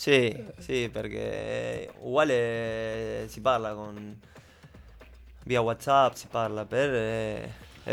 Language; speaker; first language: Italian; non-native, learner; Spanish